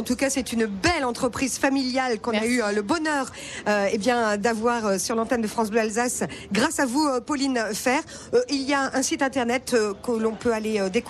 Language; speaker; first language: French; native; French